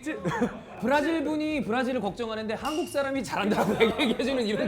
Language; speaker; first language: Korean; native; Korean